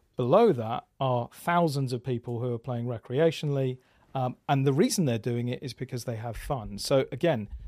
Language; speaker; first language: English; native; English